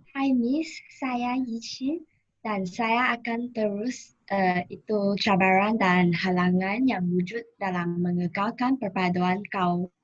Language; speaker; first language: Malay; non-native, local second language; Chinese